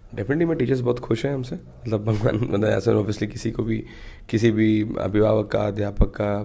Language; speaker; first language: Hindi; native; Hindi